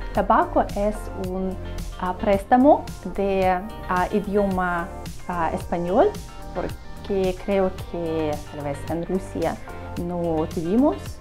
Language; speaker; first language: Spanish; non-native, learner; Russian